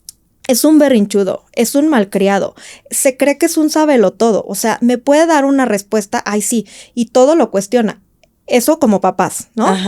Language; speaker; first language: Spanish; native; Spanish